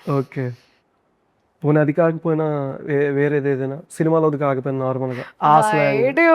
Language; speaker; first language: Telugu; native; Telugu